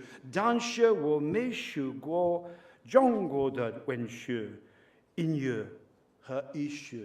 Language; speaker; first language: Chinese; non-native, learner; English